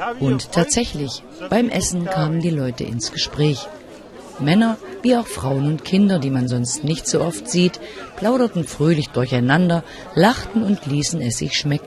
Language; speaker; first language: German; native; German